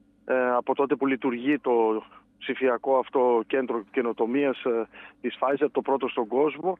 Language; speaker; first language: Greek; native; Greek